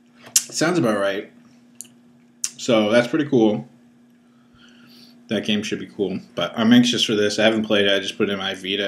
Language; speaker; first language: English; native; English